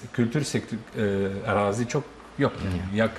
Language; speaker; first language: Turkish; non-native, fluent; Bosnian